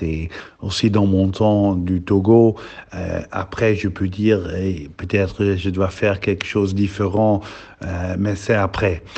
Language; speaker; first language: French; non-native, fluent; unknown